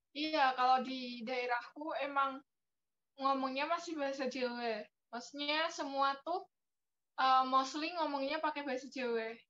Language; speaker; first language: Indonesian; non-native, local second language; Javanese